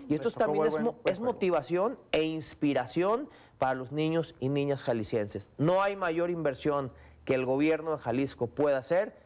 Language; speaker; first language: Spanish; native; Spanish